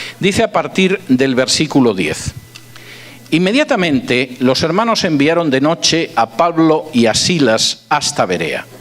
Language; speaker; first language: Spanish; native; Spanish